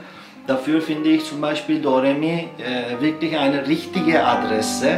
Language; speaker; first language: German; non-native, fluent; Turkish